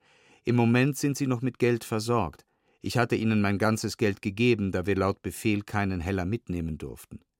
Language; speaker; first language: German; native; German